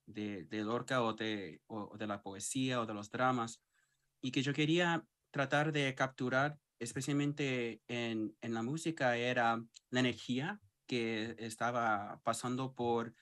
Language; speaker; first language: Spanish; early bilingual, heritage; English